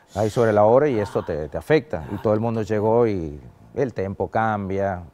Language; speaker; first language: Spanish; native; Spanish